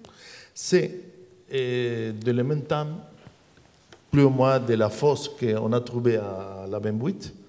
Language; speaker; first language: French; non-native, learner; Spanish